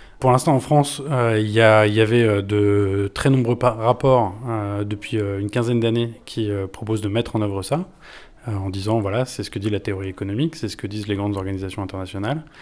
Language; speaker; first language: French; native; French